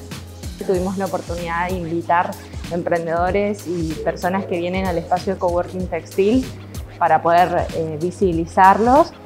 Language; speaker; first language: Spanish; native; Spanish